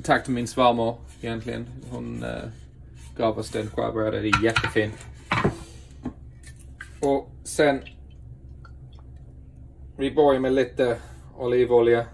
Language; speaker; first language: Swedish; non-native, fluent; English